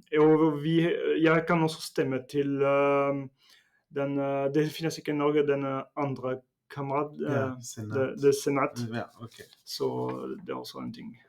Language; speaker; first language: Norwegian; non-native, fluent; French